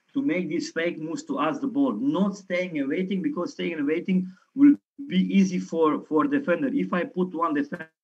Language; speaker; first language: English; non-native, fluent; Romanian